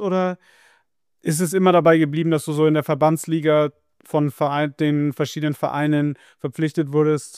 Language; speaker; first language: German; native; German